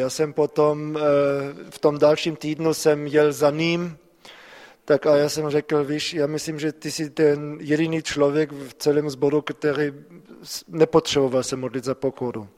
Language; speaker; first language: Czech; non-native, fluent; German